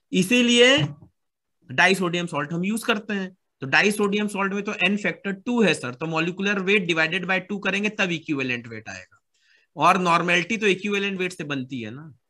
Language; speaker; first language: Hindi; native; Hindi